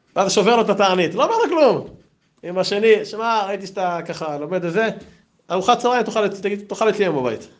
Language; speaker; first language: Hebrew; native; Hebrew